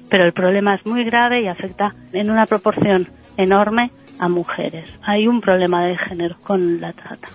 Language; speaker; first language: Spanish; native; Spanish